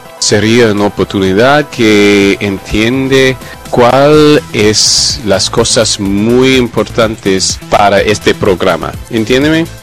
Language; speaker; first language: Spanish; non-native, learner; English